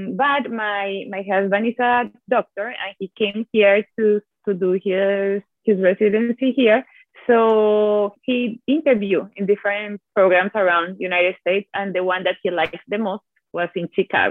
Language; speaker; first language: English; non-native, fluent; Italian